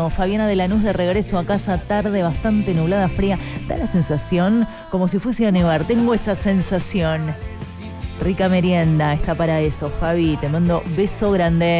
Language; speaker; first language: Spanish; native; Spanish